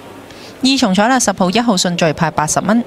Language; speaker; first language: Cantonese; native; Cantonese